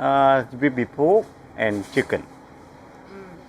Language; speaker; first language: English; non-native, learner; Vietnamese